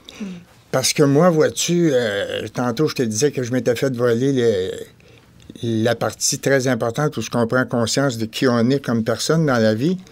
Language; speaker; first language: French; native; French